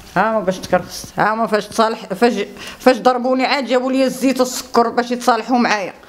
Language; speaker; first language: Arabic; native; Arabic